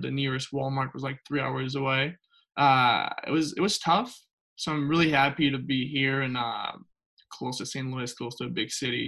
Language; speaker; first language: English; non-native, fluent; French